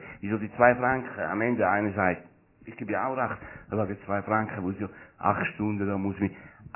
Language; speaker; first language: German; non-native, learner; Italian